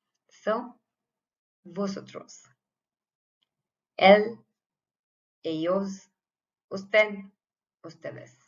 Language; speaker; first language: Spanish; non-native, fluent; Hindi